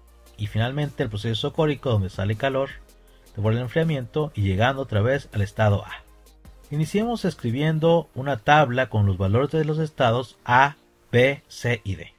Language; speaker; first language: Spanish; native; Spanish